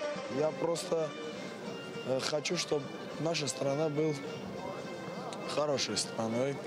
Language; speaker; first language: Russian; non-native, fluent; Armenian